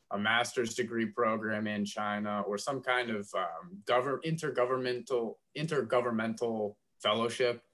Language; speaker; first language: English; native; English